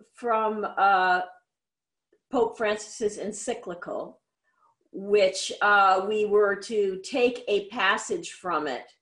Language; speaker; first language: English; native; English